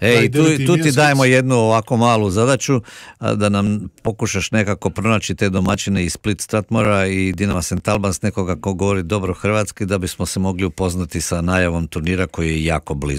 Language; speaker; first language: Croatian; native; Croatian